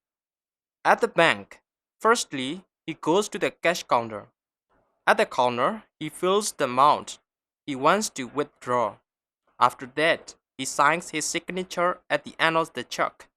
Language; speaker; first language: English; non-native, fluent; Burmese